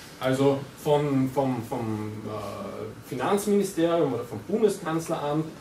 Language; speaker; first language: German; native; German